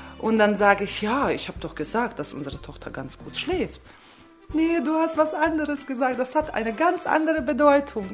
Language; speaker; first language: German; non-native, fluent; Bosnian